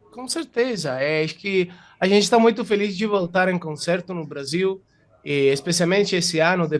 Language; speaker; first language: Portuguese; non-native, fluent; Italian